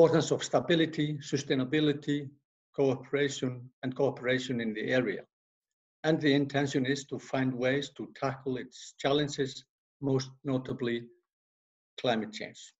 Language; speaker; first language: English; non-native, fluent; Icelandic